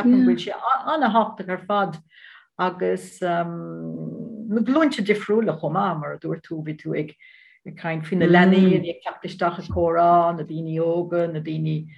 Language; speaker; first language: Irish; non-native, learner; Dutch